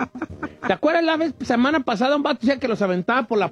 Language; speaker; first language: Spanish; native; Spanish